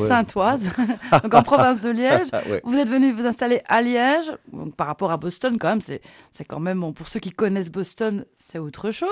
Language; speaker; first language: French; native; French